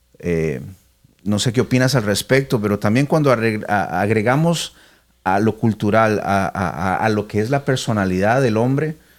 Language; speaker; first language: Spanish; early bilingual, heritage; Spanish